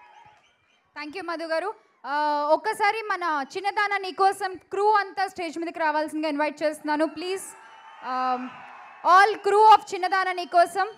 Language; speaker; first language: Telugu; native; Telugu